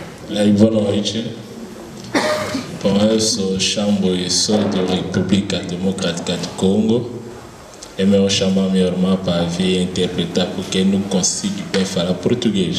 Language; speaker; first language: Portuguese; non-native, learner; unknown